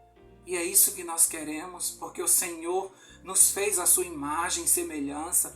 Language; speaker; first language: Portuguese; native; Portuguese